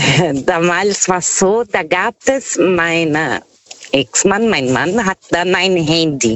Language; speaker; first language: German; non-native, fluent; Portuguese